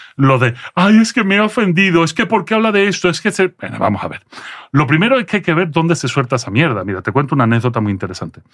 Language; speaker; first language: Spanish; early bilingual, other home language; French